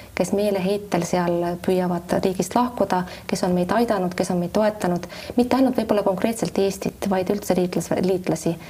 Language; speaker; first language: Estonian; native; Estonian